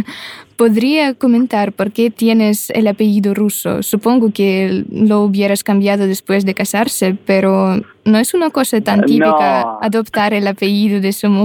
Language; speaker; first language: Spanish; non-native, fluent; Russian